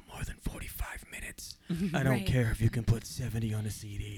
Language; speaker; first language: English; native; English